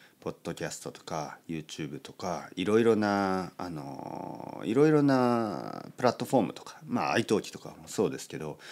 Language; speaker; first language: Japanese; native; Japanese